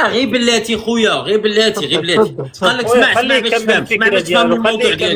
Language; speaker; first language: Arabic; native; Arabic